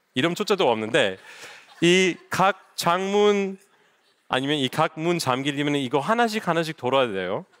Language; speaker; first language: Korean; non-native, fluent; English